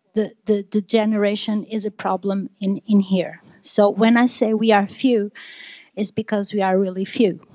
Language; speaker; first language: English; non-native, fluent; Portuguese